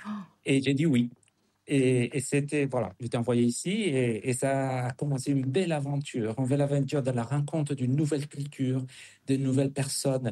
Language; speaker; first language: French; non-native, fluent; Spanish